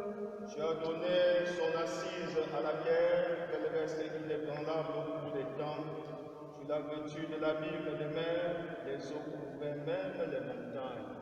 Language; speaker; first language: French; native; French